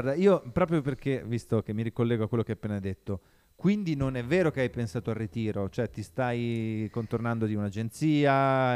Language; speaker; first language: Italian; native; Italian